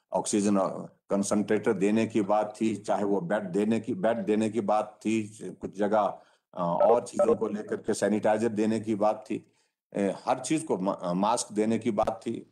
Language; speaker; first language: Hindi; native; Hindi